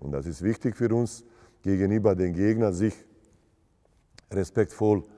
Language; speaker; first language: German; non-native, fluent; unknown